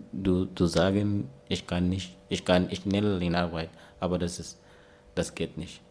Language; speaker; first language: German; non-native, learner; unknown